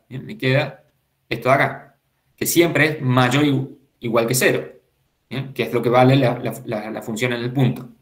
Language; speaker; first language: Spanish; native; Spanish